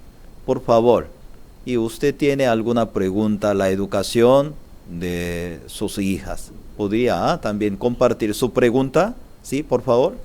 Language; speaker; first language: Spanish; non-native, learner; Korean